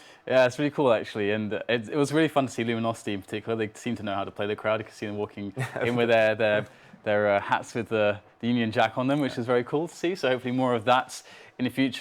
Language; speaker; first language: English; native; English